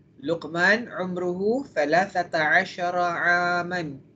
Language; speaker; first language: Arabic; non-native, fluent; Malay